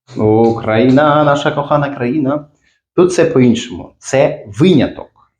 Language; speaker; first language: Ukrainian; native; Ukrainian